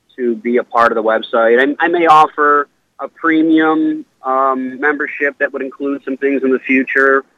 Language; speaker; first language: English; native; English